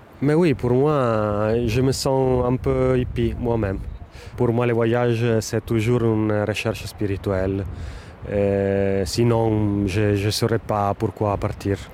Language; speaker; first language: French; non-native, fluent; Italian